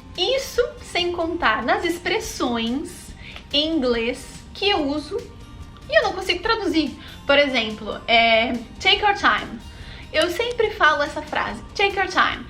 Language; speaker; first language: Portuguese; native; Portuguese